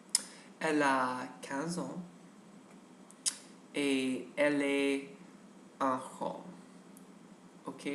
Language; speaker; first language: French; non-native, learner; English